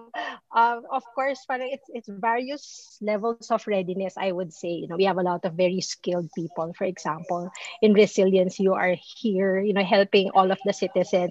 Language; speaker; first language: English; non-native, local second language; Filipino